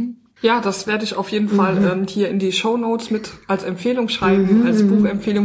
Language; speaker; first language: German; native; German